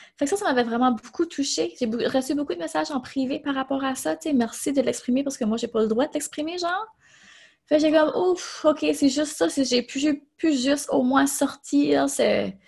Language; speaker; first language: French; native; French